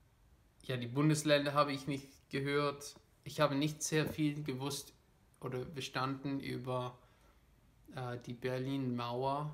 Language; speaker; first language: German; non-native, fluent; English